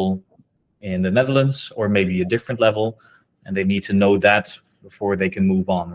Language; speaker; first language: English; non-native, fluent; Dutch